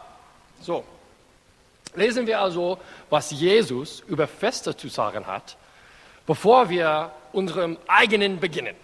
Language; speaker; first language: German; non-native, fluent; English